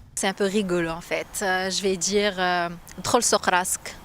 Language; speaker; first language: French; non-native, local second language; Arabic